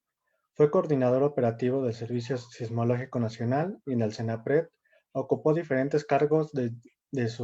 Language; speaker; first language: Spanish; native; Spanish